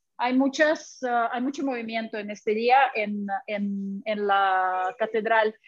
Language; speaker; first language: Spanish; non-native, fluent; Russian